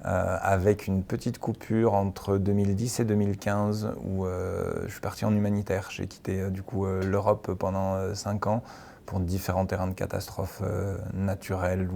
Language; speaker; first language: French; native; French